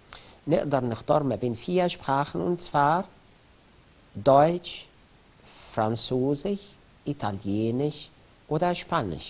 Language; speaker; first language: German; non-native, fluent; Arabic